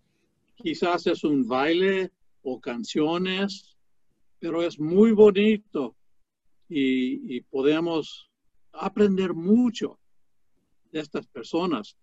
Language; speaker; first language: Spanish; non-native, fluent; English